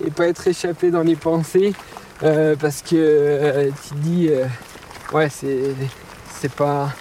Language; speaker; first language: French; native; French